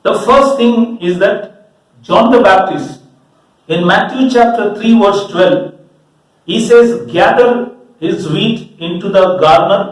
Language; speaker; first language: English; non-native, local second language; Malayalam